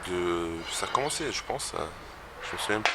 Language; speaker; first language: French; non-native, fluent; Bosnian